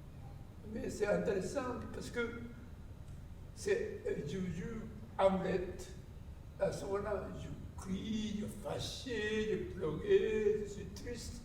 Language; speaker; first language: French; non-native, learner; Japanese